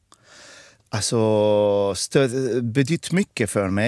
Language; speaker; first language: Swedish; non-native, fluent; Arabic